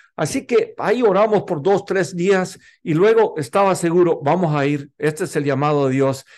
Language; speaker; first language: Spanish; non-native, local second language; English